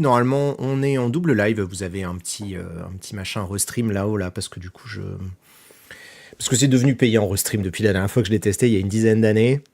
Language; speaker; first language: French; native; French